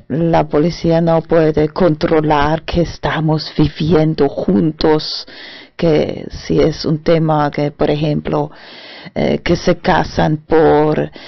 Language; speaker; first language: Spanish; non-native, fluent; German